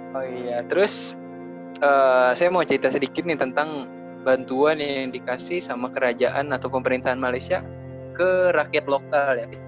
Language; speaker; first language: Indonesian; native; Indonesian